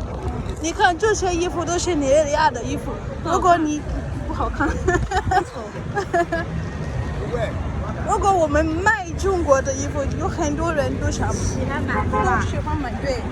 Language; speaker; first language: Chinese; non-native, fluent; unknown